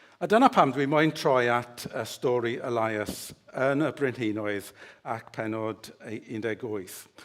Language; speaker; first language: Welsh; native; Welsh